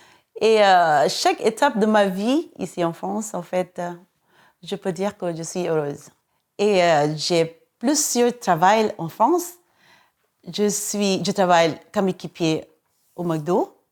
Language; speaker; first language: French; non-native, fluent; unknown